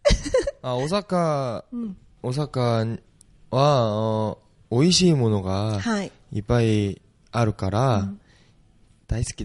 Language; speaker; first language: Japanese; non-native, learner; Korean